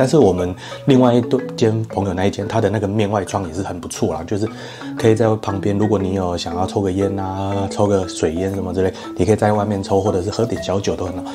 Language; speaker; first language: Chinese; native; Chinese